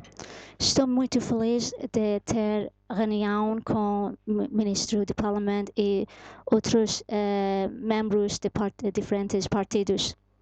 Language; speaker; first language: Portuguese; non-native, fluent; Persian